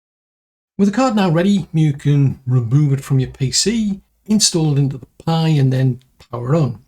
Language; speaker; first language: English; native; English